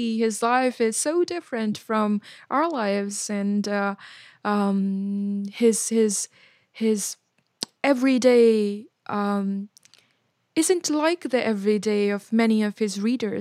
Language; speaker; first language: English; non-native, local second language; Hindi